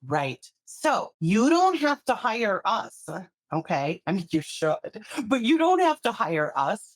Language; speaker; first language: English; native; English